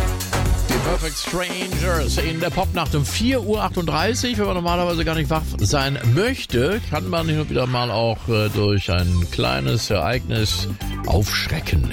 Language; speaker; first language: German; native; German